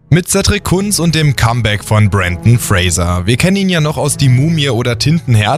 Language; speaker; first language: German; native; German